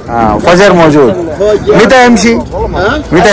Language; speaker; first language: Arabic; non-native, learner; Urdu